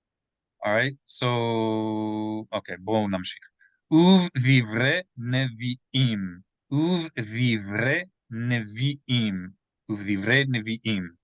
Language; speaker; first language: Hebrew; non-native, fluent; English